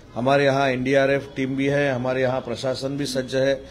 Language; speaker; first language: Hindi; non-native, local second language; Marathi